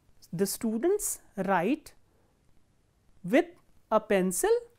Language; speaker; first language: English; non-native, local second language; Hindi